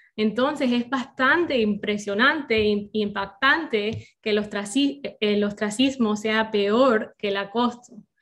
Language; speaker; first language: Spanish; non-native, fluent; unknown